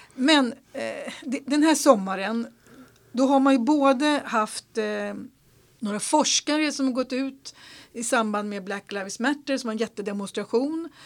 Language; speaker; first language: Swedish; native; Swedish